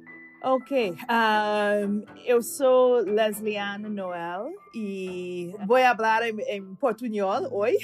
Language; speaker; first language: Portuguese; non-native, fluent; English